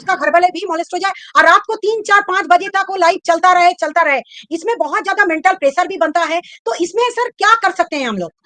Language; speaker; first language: Hindi; non-native, local second language; Bangla